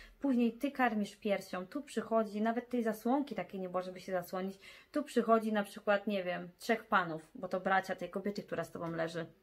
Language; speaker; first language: Polish; native; Polish